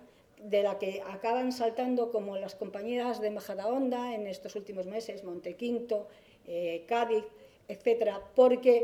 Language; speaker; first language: Spanish; native; Spanish